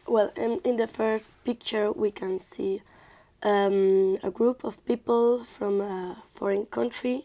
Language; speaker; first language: English; non-native, learner; Spanish